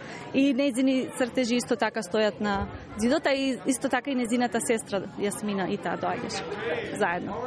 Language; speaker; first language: Macedonian; native; Macedonian